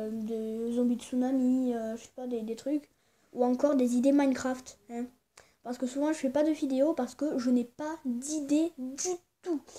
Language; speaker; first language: French; native; French